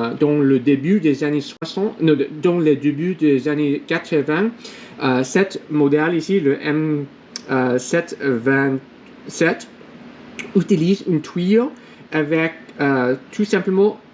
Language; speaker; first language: French; non-native, learner; English